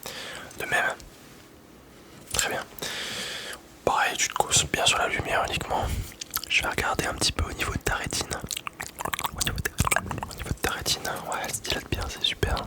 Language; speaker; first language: French; native; French